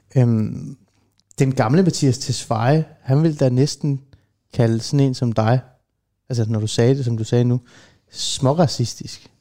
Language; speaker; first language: Danish; early bilingual, other home language; Persian